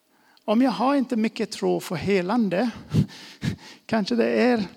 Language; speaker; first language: Swedish; non-native, fluent; English